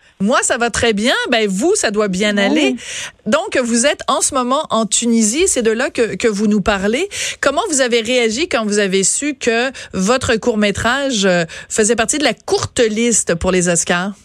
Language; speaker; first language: French; native; French